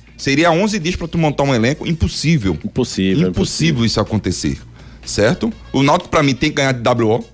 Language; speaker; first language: Portuguese; native; Portuguese